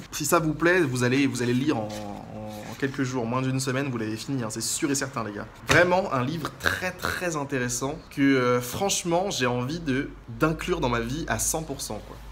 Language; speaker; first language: French; native; French